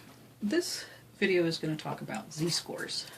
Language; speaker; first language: English; native; English